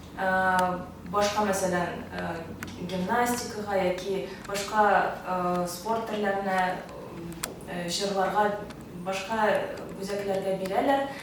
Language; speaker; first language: Tatar; early bilingual, heritage; Tatar